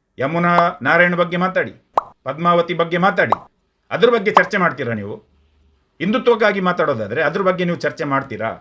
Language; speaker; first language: Kannada; non-native, local second language; Tulu